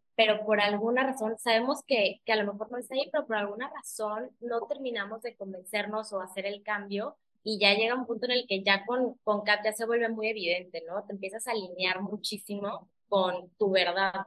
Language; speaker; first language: Spanish; early bilingual, heritage; Spanish